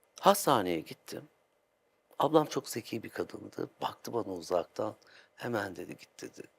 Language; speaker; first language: Turkish; native; Turkish